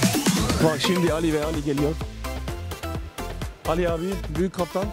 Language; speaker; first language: Turkish; non-native, learner; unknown